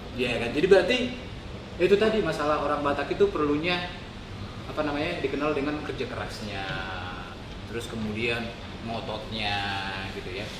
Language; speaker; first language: Indonesian; non-native, local second language; Batak Toba